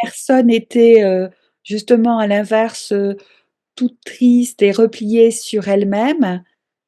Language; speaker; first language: French; native; French